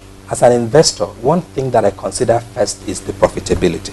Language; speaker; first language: English; non-native, local second language; Ibibio